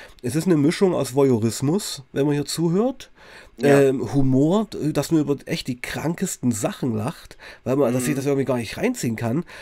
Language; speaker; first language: German; native; German